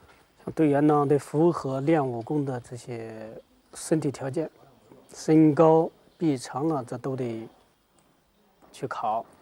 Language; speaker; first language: Chinese; native; Chinese